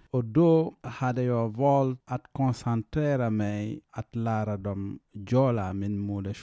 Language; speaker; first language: Swedish; non-native, fluent; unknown